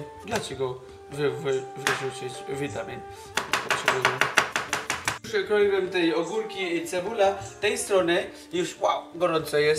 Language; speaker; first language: Polish; non-native, learner; Bangla